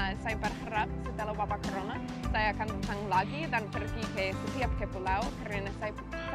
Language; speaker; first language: Indonesian; non-native, learner; English